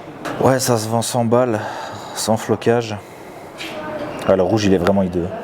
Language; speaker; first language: French; native; French